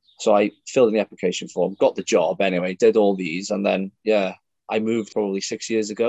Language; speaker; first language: English; native; English